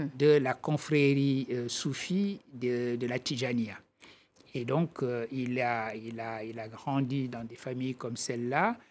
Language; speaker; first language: French; non-native, local second language; Wolof